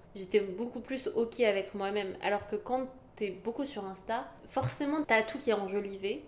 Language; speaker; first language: French; native; French